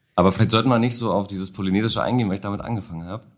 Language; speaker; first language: German; native; German